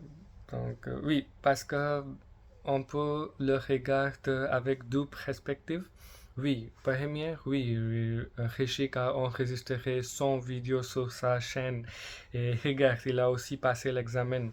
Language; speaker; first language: French; non-native, learner; English